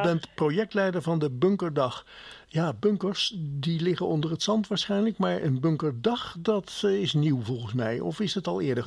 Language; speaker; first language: Dutch; native; Dutch